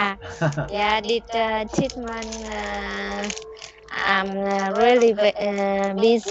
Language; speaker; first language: English; non-native, learner; Vietnamese